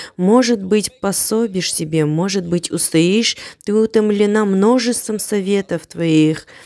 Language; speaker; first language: Russian; non-native, fluent; Armenian